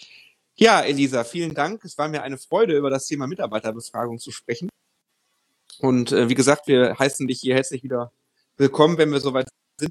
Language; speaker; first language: German; native; German